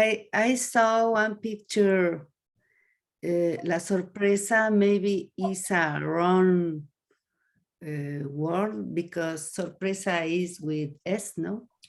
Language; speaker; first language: English; non-native, learner; Spanish